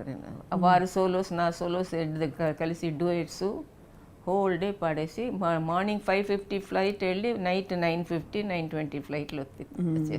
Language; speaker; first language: Telugu; non-native, local second language; Tamil